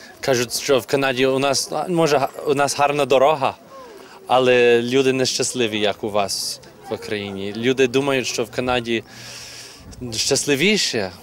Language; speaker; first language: Ukrainian; early bilingual, heritage; Ukrainian